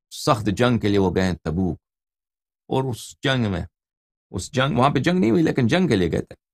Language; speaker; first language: Urdu; non-native, fluent; Persian